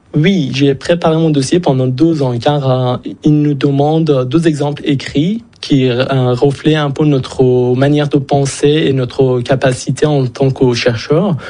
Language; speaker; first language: French; non-native, fluent; Persian